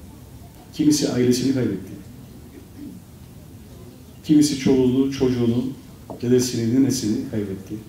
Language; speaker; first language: Turkish; native; Turkish